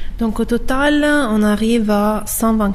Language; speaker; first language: French; non-native, fluent; Italian